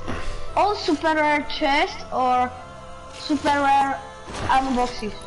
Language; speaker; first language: English; non-native, learner; Slovak